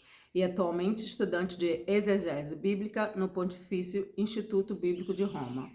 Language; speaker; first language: Portuguese; native; Portuguese